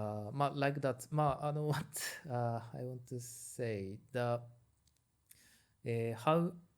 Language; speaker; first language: English; non-native, learner; Japanese